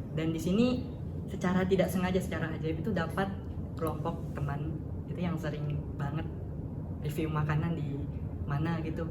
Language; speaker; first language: Indonesian; native; Indonesian